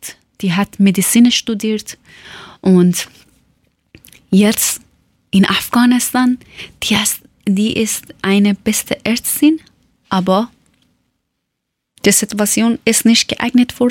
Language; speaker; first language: German; non-native, learner; Persian